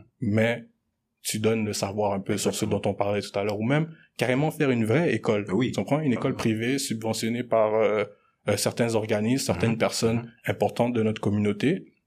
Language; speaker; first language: French; early bilingual, other home language; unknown